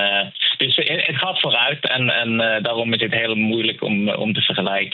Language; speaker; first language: Dutch; non-native, fluent; Norwegian